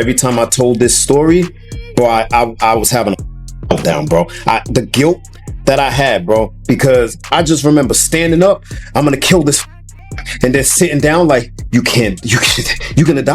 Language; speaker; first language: English; native; English